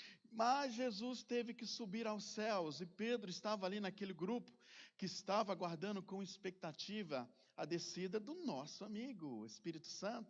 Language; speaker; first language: Portuguese; native; Portuguese